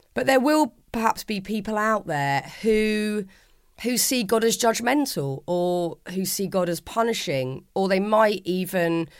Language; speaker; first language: English; native; English